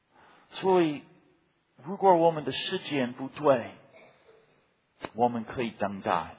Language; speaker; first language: Chinese; non-native, fluent; English